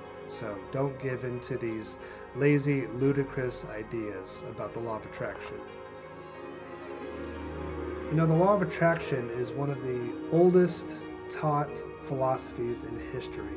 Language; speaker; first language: English; native; English